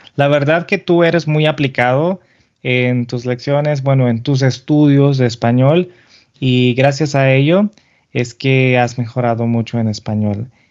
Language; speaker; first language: Spanish; native; Spanish